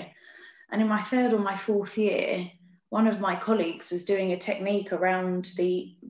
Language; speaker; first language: English; native; English